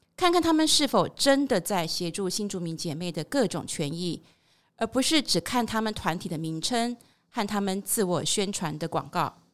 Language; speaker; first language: Chinese; native; Chinese